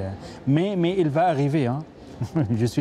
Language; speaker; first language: French; non-native, learner; Arabic